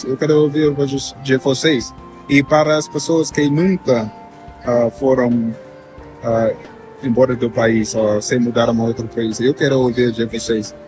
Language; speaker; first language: Portuguese; non-native, fluent; English